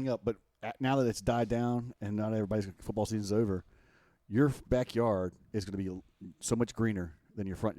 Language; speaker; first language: English; native; English